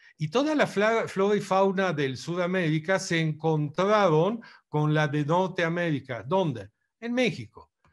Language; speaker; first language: Spanish; non-native, fluent; Italian